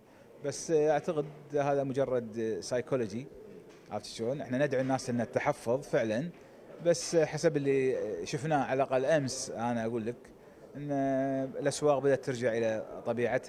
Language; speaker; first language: Arabic; native; Arabic